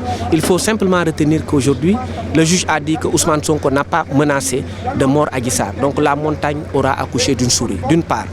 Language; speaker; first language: French; non-native, local second language; Wolof